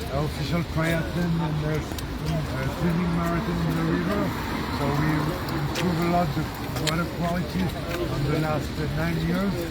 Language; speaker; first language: English; non-native, fluent; French